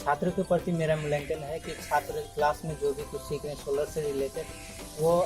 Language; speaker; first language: Hindi; native; Hindi